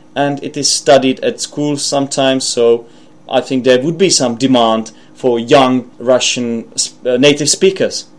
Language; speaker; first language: English; non-native, fluent; Czech